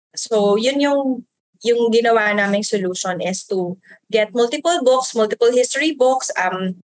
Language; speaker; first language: Filipino; early bilingual, other home language; Waray